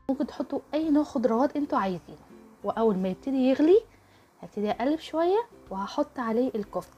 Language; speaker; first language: Arabic; native; Arabic